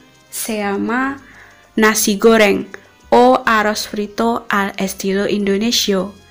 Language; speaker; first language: Spanish; non-native, fluent; Indonesian